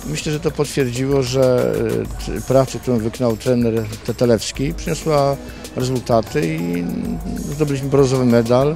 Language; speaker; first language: Polish; native; Polish